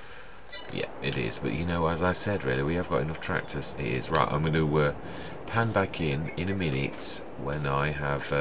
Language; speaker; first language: English; native; English